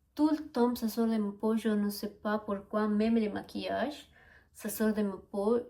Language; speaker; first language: French; non-native, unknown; Spanish